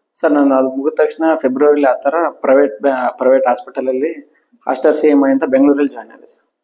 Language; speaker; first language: Kannada; native; Kannada